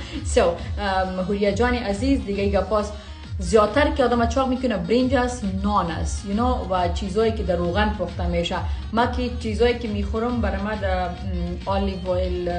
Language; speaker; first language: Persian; non-native, local second language; Pashto